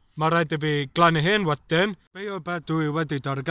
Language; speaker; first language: Welsh; non-native, learner; English